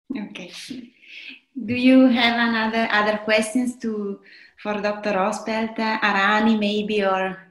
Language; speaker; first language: English; non-native, fluent; Italian